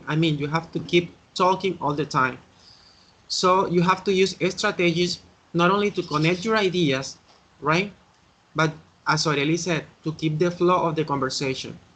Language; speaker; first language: English; non-native, learner; Spanish